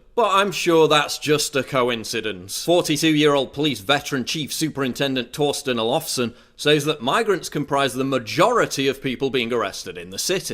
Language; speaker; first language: English; native; English